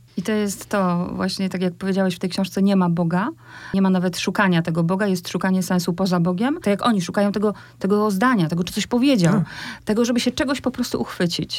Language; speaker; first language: Polish; native; Polish